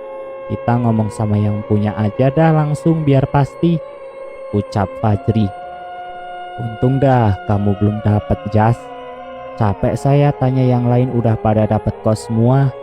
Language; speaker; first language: Indonesian; native; Indonesian